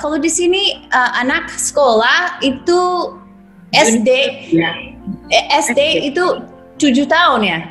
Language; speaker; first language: Indonesian; non-native, fluent; English